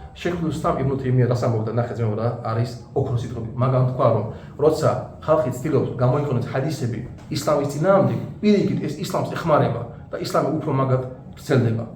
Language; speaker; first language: Georgian; non-native, local second language; Azerbaijani